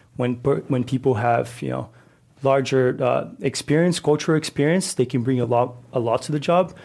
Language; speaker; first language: English; non-native, fluent; Portuguese